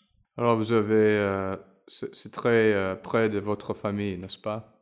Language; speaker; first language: French; non-native, learner; English